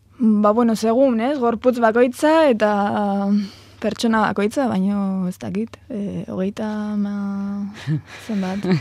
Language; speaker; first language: Basque; native; Basque